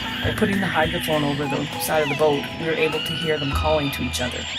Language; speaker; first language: English; native; English